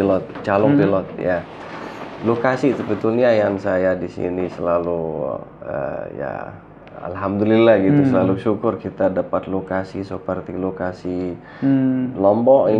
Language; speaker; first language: Indonesian; non-native, fluent; Arabic